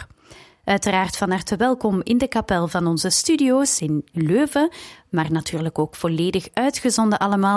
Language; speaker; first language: Dutch; native; Dutch